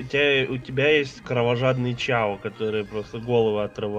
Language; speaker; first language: Russian; native; Russian